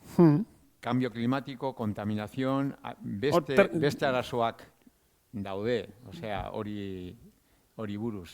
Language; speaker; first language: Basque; non-native, local second language; Spanish